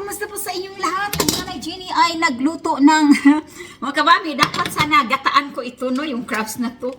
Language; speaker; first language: Filipino; non-native, local second language; Cebuano